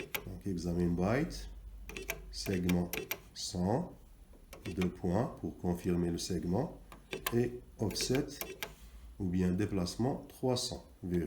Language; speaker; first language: French; non-native, local second language; Arabic